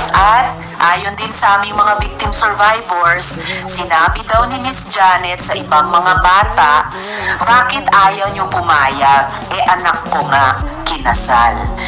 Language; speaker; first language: Filipino; native; Filipino